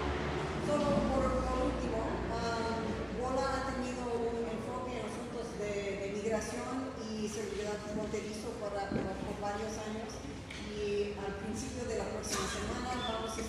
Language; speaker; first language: Spanish; non-native, fluent; English